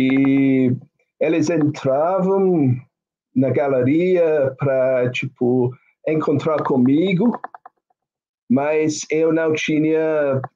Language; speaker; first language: Portuguese; non-native, fluent; English